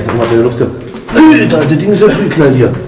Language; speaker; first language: German; native; German